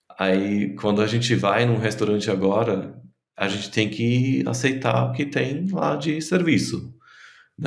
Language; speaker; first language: Portuguese; non-native, fluent; German